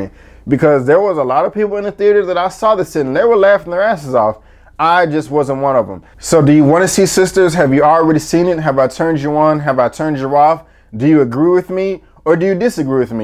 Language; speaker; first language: English; native; English